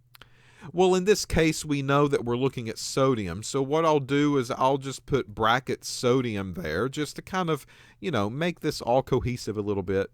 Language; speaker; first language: English; native; English